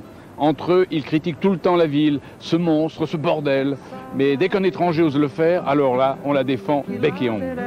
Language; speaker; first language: French; native; French